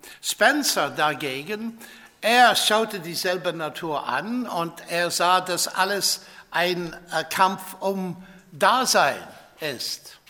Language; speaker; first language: German; non-native, fluent; English